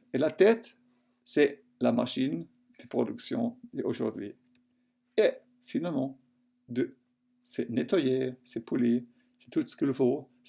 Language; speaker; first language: French; non-native, local second language; German